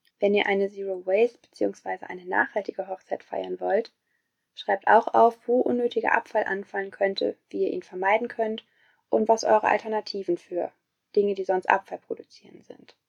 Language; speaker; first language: German; native; German